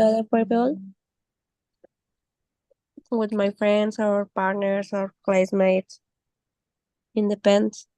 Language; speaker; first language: English; non-native, learner; Spanish